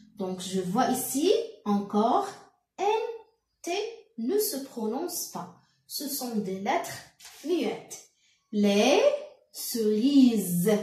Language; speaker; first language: French; non-native, local second language; Arabic